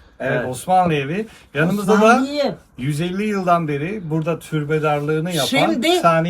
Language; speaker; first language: Turkish; native; Turkish